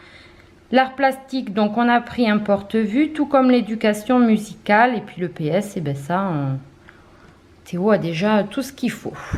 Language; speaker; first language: French; native; French